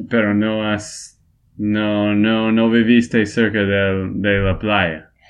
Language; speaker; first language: Spanish; non-native, fluent; English